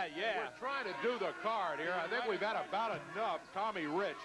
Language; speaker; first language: English; native; English